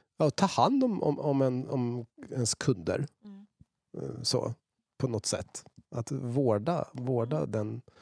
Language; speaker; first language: Swedish; native; Swedish